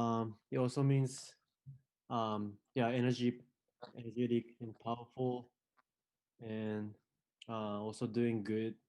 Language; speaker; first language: English; non-native, fluent; Japanese